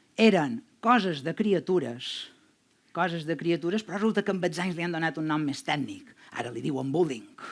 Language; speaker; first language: Catalan; native; Catalan